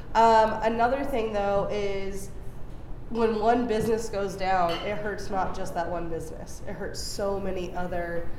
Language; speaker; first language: English; native; English